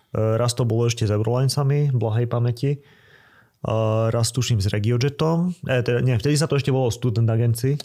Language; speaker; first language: Slovak; native; Slovak